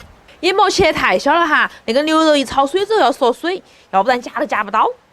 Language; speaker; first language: Chinese; native; Chinese